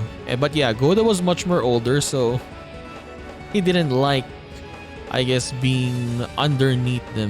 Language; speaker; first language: English; native; English